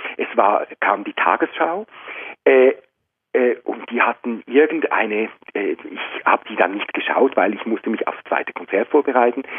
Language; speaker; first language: German; native; German